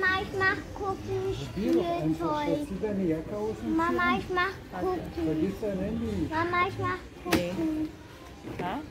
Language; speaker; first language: German; early bilingual, other home language; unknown